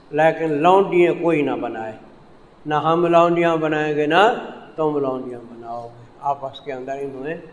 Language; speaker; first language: Urdu; non-native, local second language; Punjabi